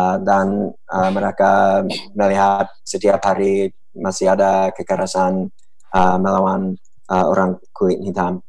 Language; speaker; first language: Indonesian; non-native, fluent; English